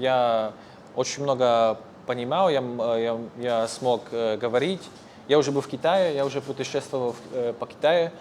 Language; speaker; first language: Russian; non-native, fluent; Polish